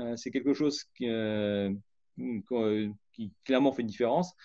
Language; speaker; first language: French; native; French